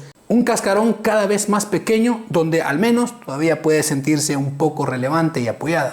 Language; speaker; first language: Spanish; native; Spanish